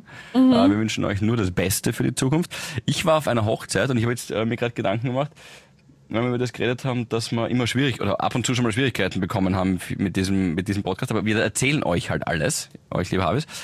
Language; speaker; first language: German; native; German